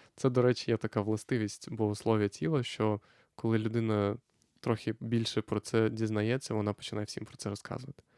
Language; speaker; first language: Ukrainian; non-native, fluent; Lithuanian